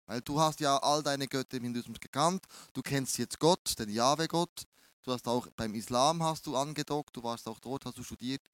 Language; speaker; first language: German; native; German